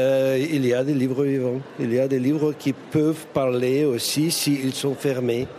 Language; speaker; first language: French; non-native, fluent; Russian